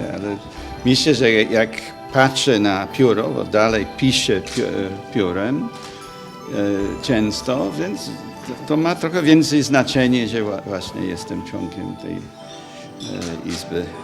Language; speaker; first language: Polish; non-native, fluent; English